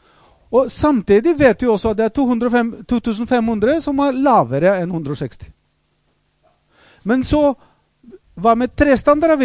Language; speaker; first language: Norwegian; non-native, fluent; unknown